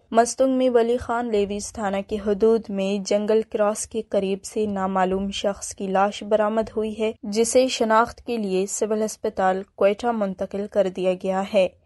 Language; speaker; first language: Urdu; non-native, local second language; Baluchi